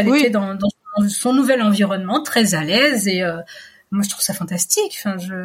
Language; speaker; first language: French; native; French